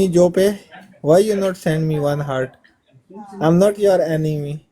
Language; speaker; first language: English; non-native, learner; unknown